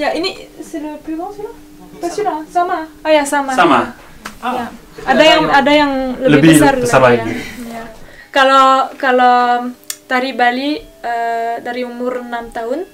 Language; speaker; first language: Indonesian; non-native, learner; French